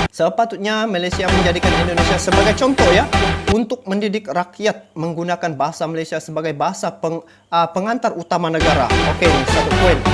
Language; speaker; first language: Malay; native; Malay